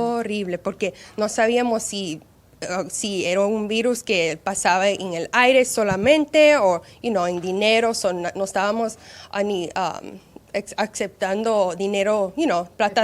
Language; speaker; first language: Spanish; early bilingual, heritage; Spanish